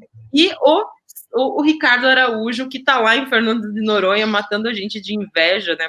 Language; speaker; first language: Portuguese; native; Portuguese